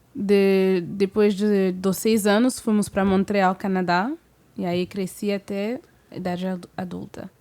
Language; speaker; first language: Portuguese; non-native, fluent; French